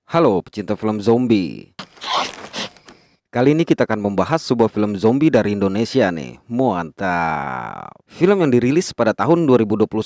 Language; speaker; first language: Indonesian; native; Indonesian